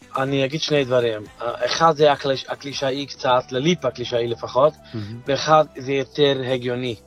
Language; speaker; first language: Hebrew; non-native, fluent; Yiddish